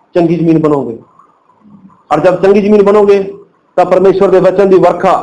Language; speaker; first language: Hindi; non-native, local second language; Punjabi